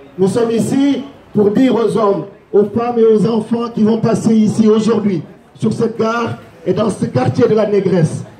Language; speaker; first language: French; non-native, local second language; Wolof